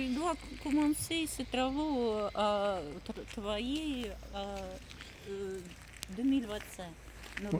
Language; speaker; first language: French; non-native, learner; Russian